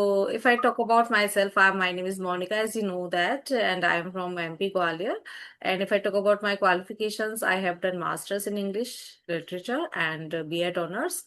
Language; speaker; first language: English; non-native, fluent; Hindi